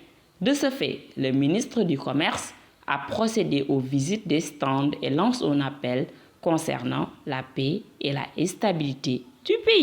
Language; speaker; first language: French; non-native, local second language; Wolof